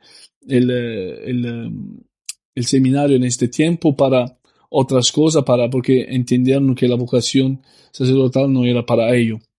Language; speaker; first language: Spanish; non-native, fluent; Italian